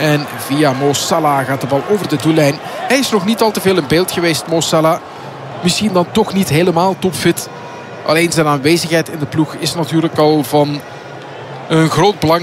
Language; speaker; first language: Dutch; native; Dutch